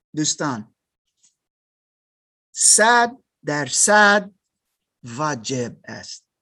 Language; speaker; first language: Persian; non-native, learner; German